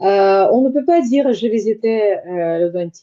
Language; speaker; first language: French; non-native, fluent; Ukrainian